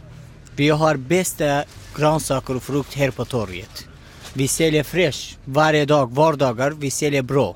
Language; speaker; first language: Swedish; non-native, learner; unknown